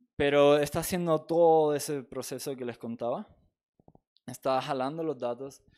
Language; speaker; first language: Spanish; native; Spanish